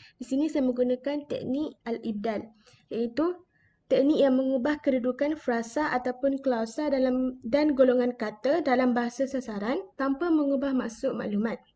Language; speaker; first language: Malay; native; Malay